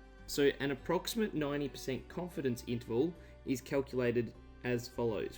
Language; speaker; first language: English; native; English